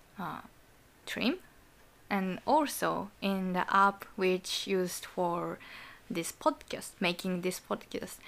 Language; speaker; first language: English; non-native, learner; Japanese